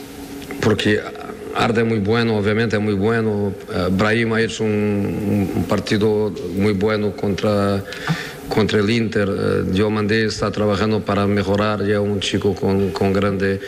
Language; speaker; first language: Portuguese; non-native, learner; Spanish